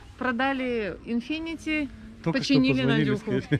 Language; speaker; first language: Russian; native; Russian